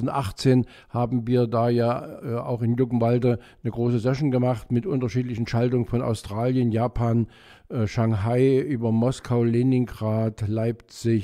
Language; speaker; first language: German; native; German